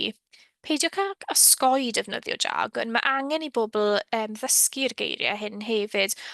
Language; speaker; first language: Welsh; native; Welsh